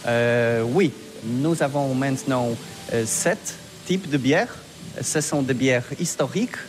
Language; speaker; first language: French; non-native, learner; Polish